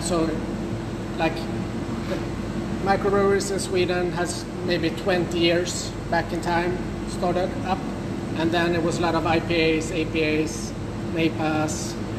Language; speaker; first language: English; non-native, fluent; Swedish